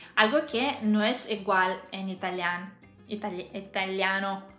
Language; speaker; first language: Spanish; non-native, fluent; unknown